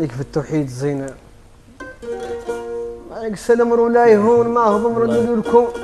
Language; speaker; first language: Arabic; native; Arabic